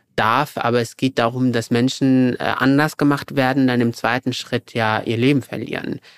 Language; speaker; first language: German; early bilingual, other home language; Arabic